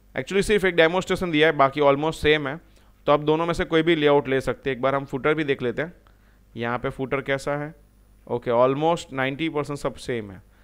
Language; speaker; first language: Hindi; non-native, local second language; Gujarati